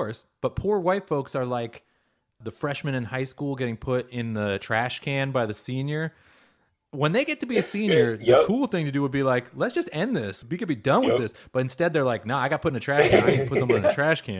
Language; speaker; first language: English; early bilingual, other home language; Hebrew